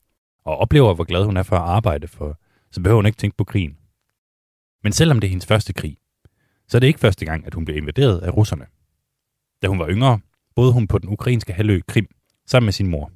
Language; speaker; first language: Danish; native; Danish